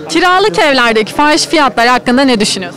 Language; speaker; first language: Turkish; native; Turkish